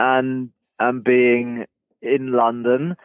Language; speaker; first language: English; native; English